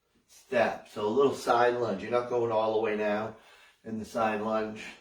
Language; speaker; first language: English; native; English